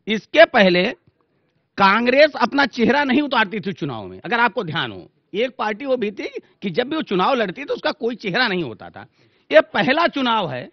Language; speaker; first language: Hindi; native; Hindi